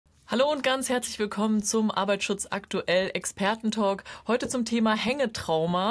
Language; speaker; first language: German; native; German